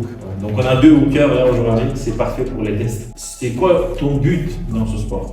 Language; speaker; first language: French; native; French